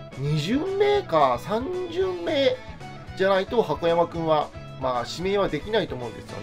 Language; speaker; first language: Japanese; native; Japanese